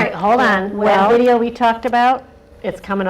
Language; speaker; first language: English; native; English